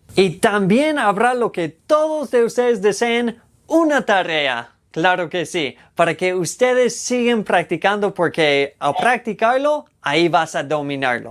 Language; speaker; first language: Spanish; non-native, fluent; English